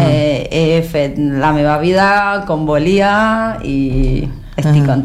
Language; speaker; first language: Catalan; non-native, learner; Spanish